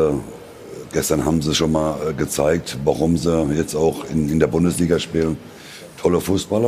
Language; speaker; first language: German; native; German